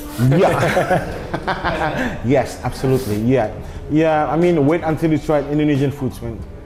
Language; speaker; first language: English; non-native, fluent; Indonesian